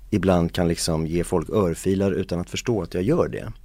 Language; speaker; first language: Swedish; native; Swedish